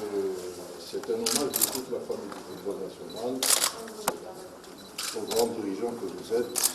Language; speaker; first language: French; non-native, local second language; Arabic